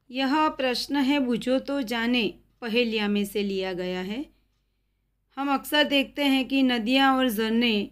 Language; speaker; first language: Hindi; non-native, local second language; Gujarati